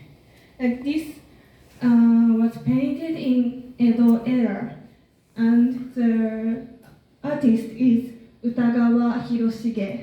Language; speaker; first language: English; non-native, learner; Japanese